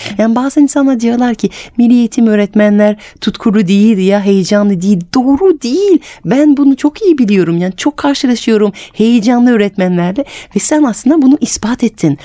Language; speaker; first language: Turkish; non-native, fluent; French